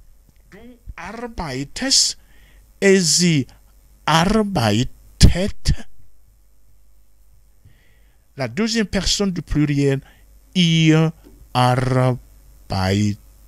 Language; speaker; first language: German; non-native, fluent; Rundi